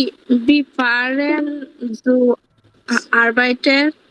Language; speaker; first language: German; non-native, learner; Bangla